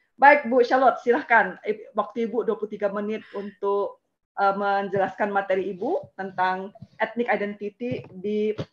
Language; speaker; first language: Indonesian; native; Indonesian